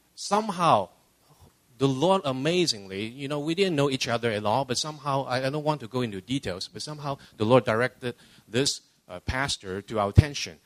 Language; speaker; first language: English; non-native, local second language; Cantonese